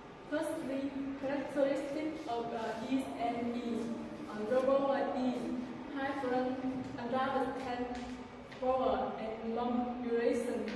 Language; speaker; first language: English; non-native, learner; Vietnamese